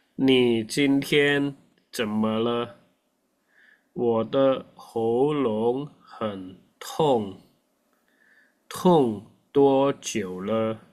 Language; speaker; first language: Chinese; non-native, fluent; Indonesian